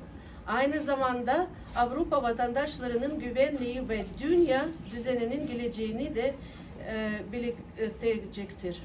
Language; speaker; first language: Turkish; non-native, learner; Ukrainian